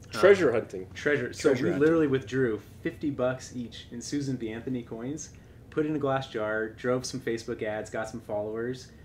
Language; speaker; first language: English; native; English